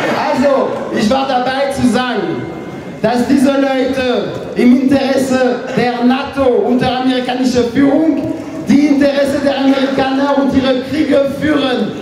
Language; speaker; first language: German; non-native, fluent; French